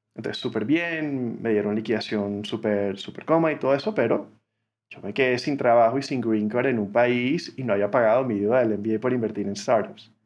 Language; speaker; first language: Spanish; native; Spanish